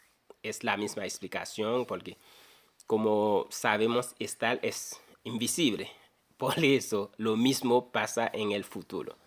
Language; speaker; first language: Spanish; non-native, fluent; Haitian Creole